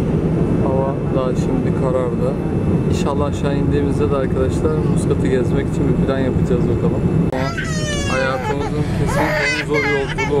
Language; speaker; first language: Turkish; native; Turkish